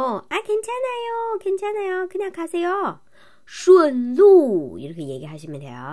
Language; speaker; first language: Korean; non-native, fluent; Chinese